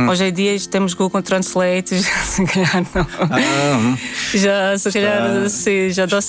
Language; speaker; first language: Portuguese; non-native, fluent; Latvian